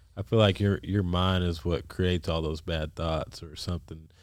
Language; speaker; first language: English; native; English